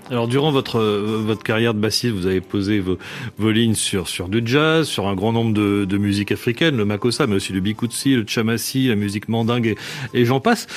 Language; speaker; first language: French; native; French